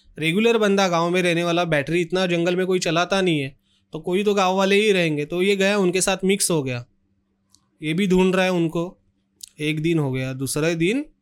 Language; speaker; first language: Hindi; non-native, local second language; Marathi